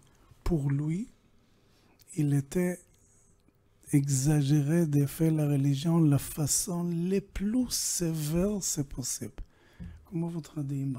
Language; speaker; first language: French; non-native, learner; Hebrew